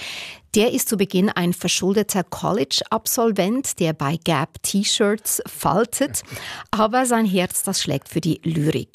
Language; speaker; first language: German; native; German